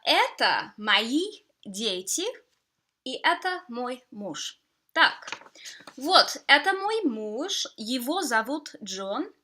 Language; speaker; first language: Russian; non-native, fluent; English